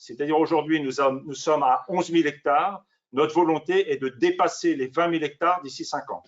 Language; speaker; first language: French; native; French